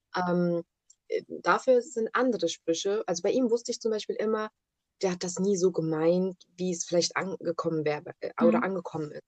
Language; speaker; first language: German; early bilingual, other home language; Italian